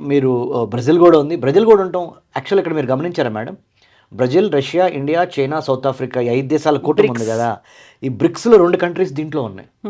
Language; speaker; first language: Telugu; native; Telugu